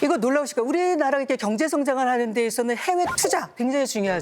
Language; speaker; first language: Korean; native; Korean